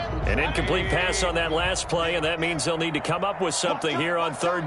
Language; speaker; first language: English; native; English